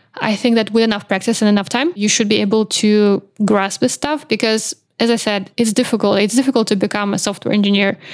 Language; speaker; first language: English; non-native, fluent; Belarusian